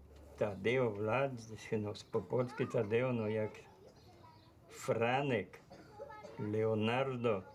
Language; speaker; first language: Polish; early bilingual, heritage; Polish